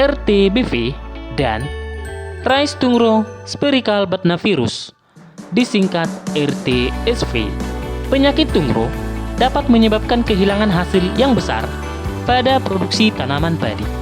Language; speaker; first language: Indonesian; native; Indonesian